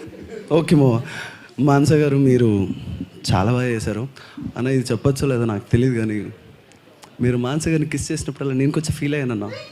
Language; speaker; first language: Telugu; native; Telugu